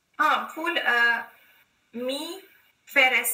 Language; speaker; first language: Persian; native; Persian